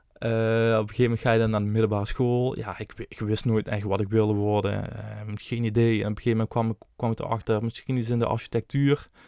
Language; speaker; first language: Dutch; native; Dutch